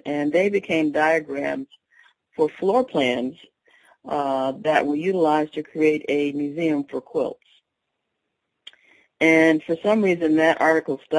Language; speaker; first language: English; native; English